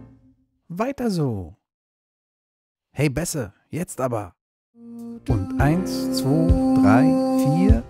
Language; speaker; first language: German; native; German